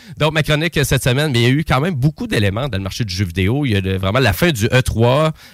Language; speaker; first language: French; native; French